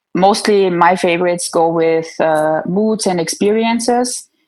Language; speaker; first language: English; non-native, fluent; German